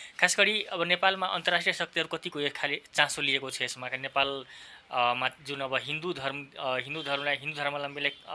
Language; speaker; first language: Nepali; non-native, local second language; Maithili